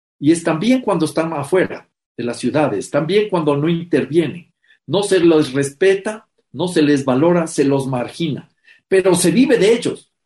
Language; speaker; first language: Spanish; native; Spanish